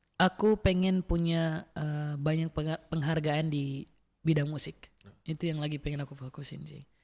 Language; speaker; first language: Indonesian; non-native, local second language; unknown